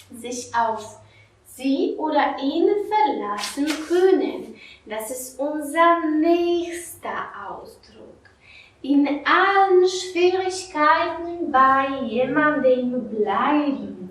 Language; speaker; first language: German; non-native, fluent; Polish